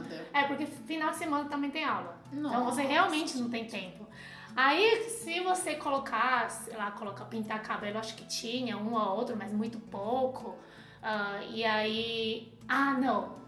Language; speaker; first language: Portuguese; non-native, fluent; Chinese